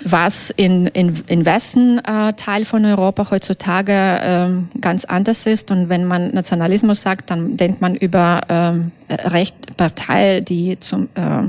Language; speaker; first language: German; non-native, fluent; Russian